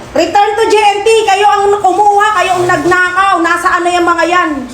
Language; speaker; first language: Filipino; native; Filipino